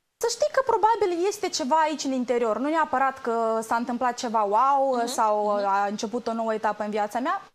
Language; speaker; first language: Romanian; native; Romanian